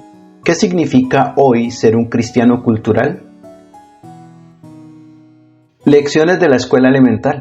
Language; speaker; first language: Spanish; native; Spanish